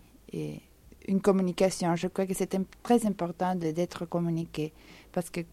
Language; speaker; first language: French; non-native, fluent; Spanish